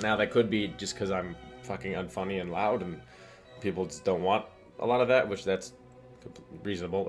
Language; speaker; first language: English; native; English